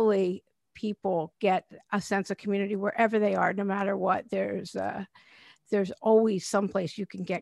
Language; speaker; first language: English; native; English